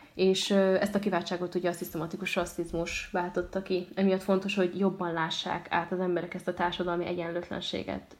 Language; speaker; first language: Hungarian; early bilingual, other home language; Arabic